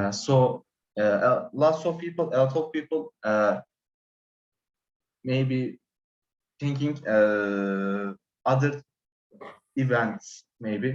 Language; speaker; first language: English; non-native, learner; Turkish